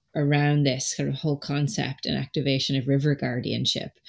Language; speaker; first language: English; native; English